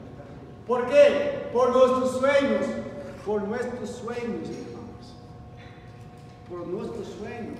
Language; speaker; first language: Spanish; non-native, learner; Portuguese